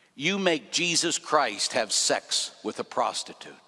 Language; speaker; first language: English; native; English